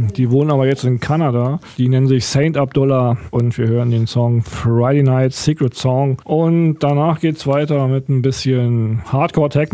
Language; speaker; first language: German; native; German